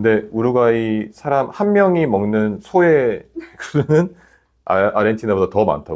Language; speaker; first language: Korean; native; Korean